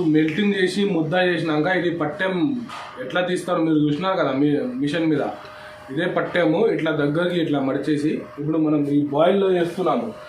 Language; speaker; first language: Telugu; non-native, fluent; Marathi